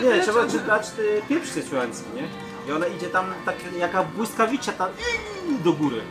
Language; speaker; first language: Polish; non-native, fluent; Chinese